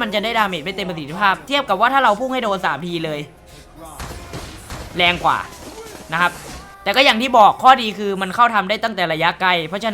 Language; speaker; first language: Thai; native; Thai